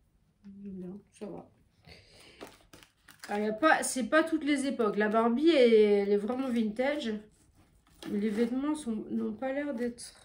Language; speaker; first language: French; native; French